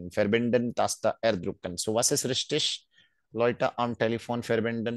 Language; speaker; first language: German; non-native, fluent; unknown